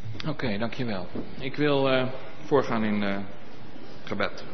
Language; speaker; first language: Dutch; native; Dutch